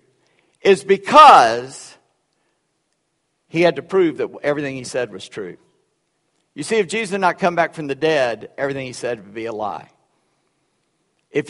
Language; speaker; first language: English; early bilingual, other home language; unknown